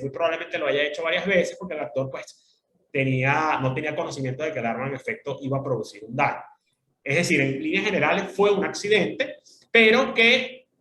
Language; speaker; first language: Spanish; native; Spanish